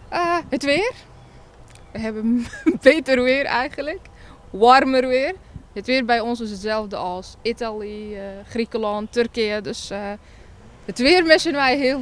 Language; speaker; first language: Dutch; non-native, fluent; Arabic